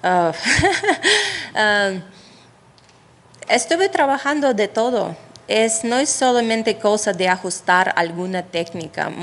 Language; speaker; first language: Spanish; non-native, fluent; Russian